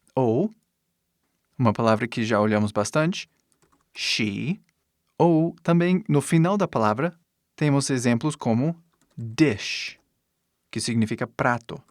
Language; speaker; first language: Portuguese; non-native, fluent; English